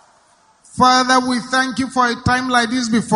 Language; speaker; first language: English; non-native, local second language; Yoruba